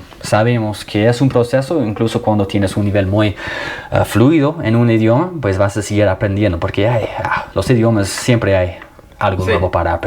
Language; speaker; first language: Spanish; non-native, fluent; English